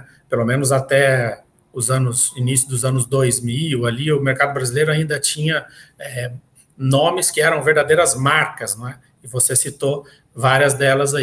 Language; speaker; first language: Portuguese; native; Portuguese